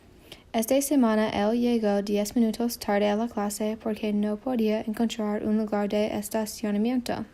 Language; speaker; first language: Spanish; non-native, learner; English